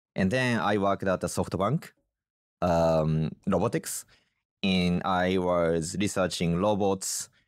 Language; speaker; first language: English; non-native, fluent; Japanese